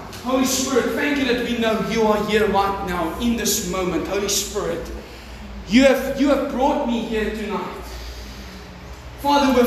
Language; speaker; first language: English; non-native, local second language; Afrikaans